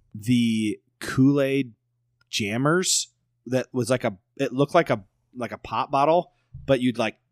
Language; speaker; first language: English; native; English